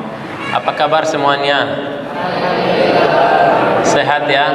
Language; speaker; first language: Indonesian; non-native, fluent; Arabic